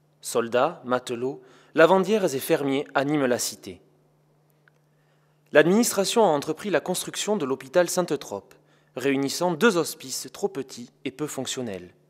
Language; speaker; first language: French; native; French